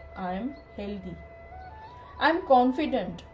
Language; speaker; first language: English; non-native, local second language; Marathi